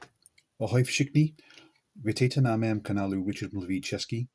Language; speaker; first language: Czech; non-native, learner; English